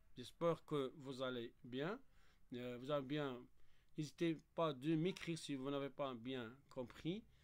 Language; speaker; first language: French; non-native, local second language; Arabic